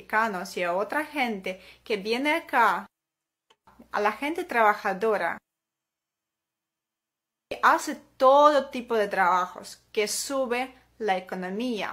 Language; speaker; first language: Spanish; non-native, fluent; Ukrainian